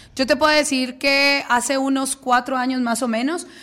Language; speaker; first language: Spanish; native; Spanish